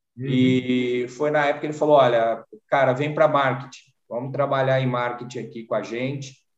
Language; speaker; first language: Portuguese; native; Portuguese